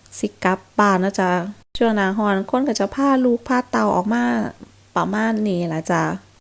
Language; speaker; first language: Thai; native; Thai